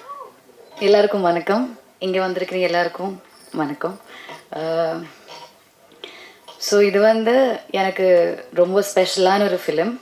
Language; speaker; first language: Tamil; non-native, learner; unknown